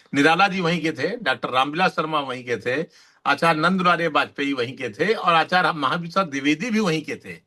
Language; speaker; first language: Hindi; native; Hindi